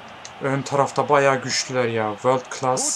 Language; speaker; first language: Turkish; native; Turkish